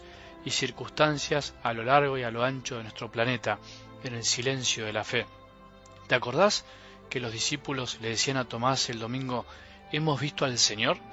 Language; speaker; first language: Spanish; native; Spanish